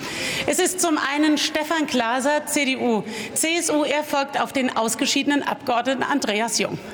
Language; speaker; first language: German; native; German